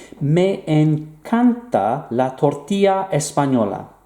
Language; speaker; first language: Spanish; non-native, fluent; English